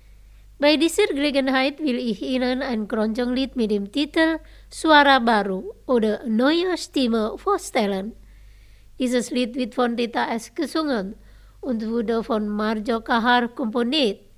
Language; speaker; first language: German; non-native, fluent; Indonesian